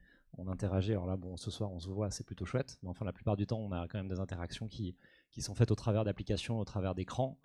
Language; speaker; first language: French; native; French